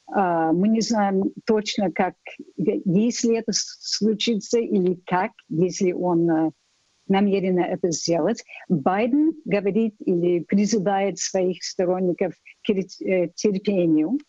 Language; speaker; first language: Russian; non-native, fluent; English